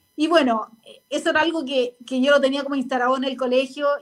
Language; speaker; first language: Spanish; native; Spanish